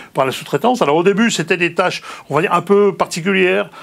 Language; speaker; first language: French; native; French